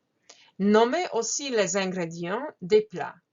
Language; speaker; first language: French; non-native, fluent; Croatian